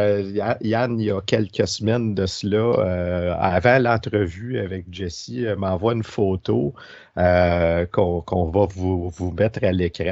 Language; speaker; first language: French; native; French